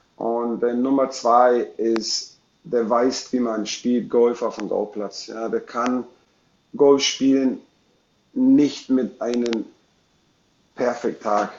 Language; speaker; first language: German; non-native, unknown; English